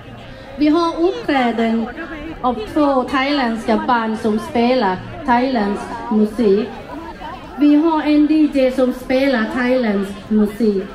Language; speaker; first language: Swedish; non-native, fluent; Thai